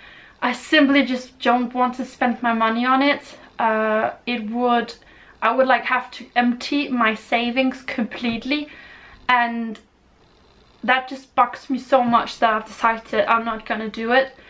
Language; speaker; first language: English; non-native, fluent; Danish